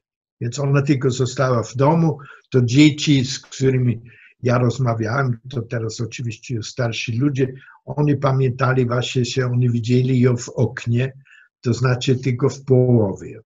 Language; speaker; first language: Polish; non-native, fluent; German